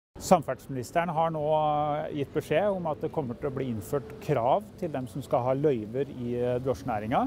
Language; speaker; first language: Norwegian; native; Norwegian